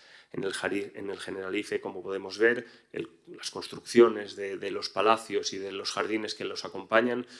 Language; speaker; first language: Spanish; native; Spanish